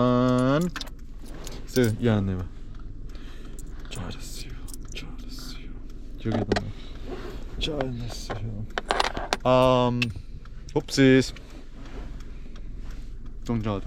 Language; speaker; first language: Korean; early bilingual, heritage; English